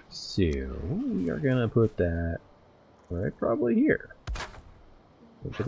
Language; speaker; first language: English; native; English